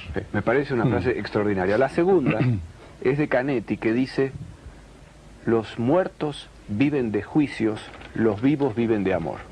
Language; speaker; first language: Spanish; native; Spanish